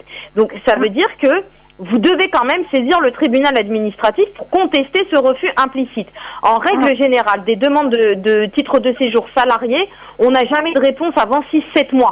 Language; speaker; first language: French; native; French